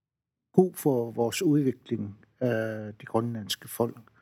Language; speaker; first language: Danish; non-native, local second language; Kalaallisut